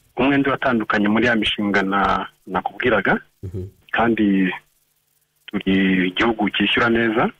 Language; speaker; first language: Kinyarwanda; native; Kinyarwanda